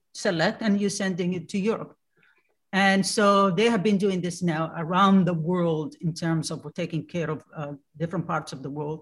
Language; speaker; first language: English; non-native, fluent; Somali